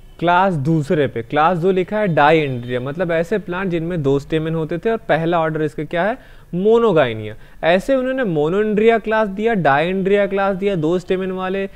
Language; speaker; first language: Hindi; native; Hindi